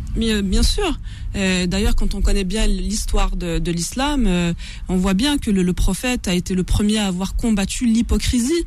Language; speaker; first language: French; non-native, local second language; Kabyle